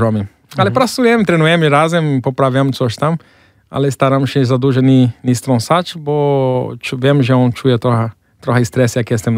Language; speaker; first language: Polish; non-native, fluent; Portuguese